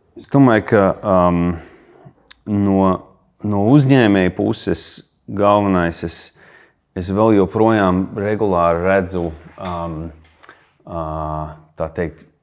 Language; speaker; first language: Latvian; early bilingual, heritage; Latvian